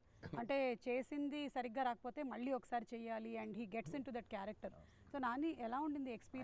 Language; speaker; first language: Telugu; native; Telugu